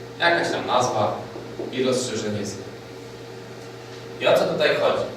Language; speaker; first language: Polish; native; Polish